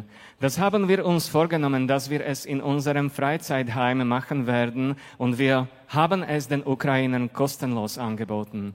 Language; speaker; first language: German; non-native, fluent; Slovak